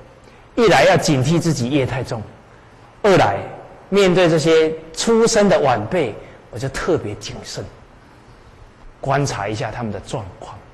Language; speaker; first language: Chinese; native; Chinese